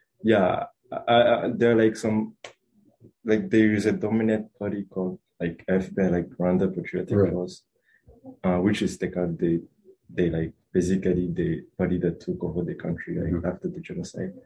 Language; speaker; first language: English; non-native, local second language; Kinyarwanda